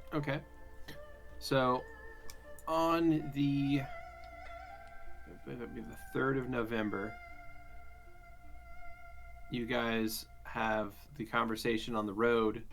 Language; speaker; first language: English; native; English